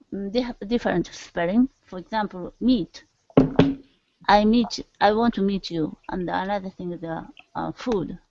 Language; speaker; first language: English; non-native, learner; Japanese